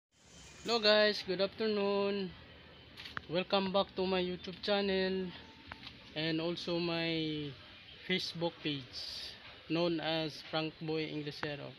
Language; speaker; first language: English; non-native, learner; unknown